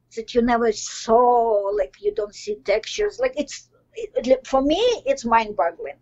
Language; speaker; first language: English; non-native, fluent; Russian